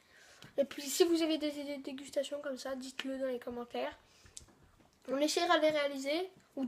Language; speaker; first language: French; native; French